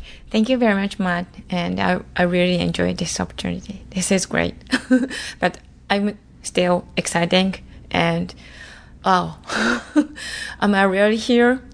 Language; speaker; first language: English; non-native, learner; Japanese